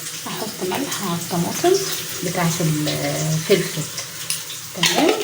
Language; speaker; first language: Arabic; native; Arabic